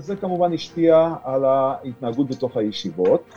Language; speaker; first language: Hebrew; non-native, fluent; Yiddish